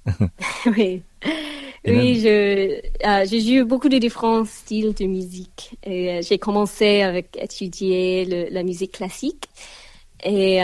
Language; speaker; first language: French; non-native, learner; English